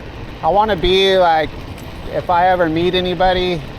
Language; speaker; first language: English; native; English